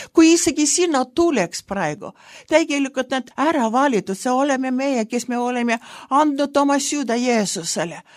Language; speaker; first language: Estonian; non-native, local second language; Russian